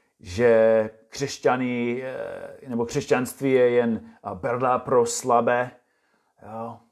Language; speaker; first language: Czech; non-native, fluent; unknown